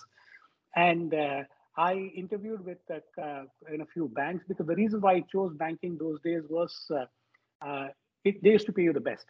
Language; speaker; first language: English; non-native, local second language; Tamil